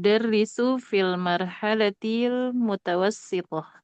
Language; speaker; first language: Arabic; non-native, learner; Indonesian